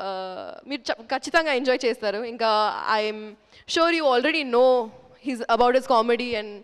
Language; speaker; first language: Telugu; non-native, local second language; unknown